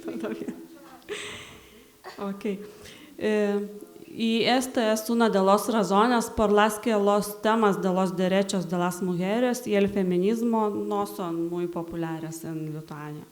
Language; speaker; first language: Spanish; non-native, learner; Lithuanian